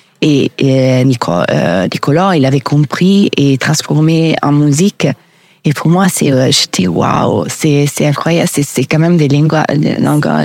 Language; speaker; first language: French; non-native, learner; Italian